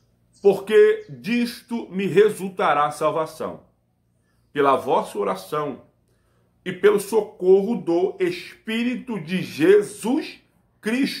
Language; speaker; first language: Portuguese; native; Portuguese